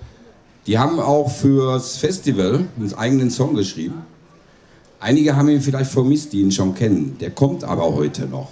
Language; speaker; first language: German; native; German